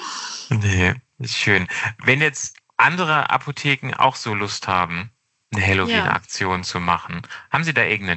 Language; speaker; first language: German; native; German